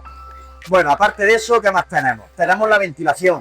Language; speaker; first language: Spanish; native; Spanish